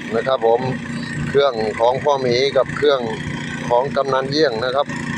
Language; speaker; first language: Thai; native; Thai